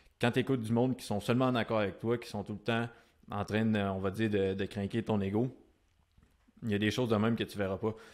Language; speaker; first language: French; native; French